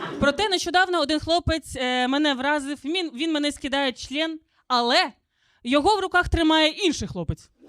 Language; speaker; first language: Ukrainian; non-native, local second language; Russian